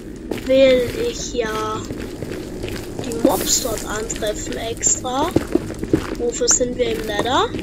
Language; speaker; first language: German; native; German